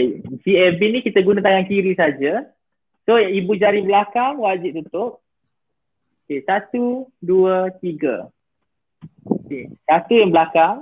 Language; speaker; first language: Malay; native; Malay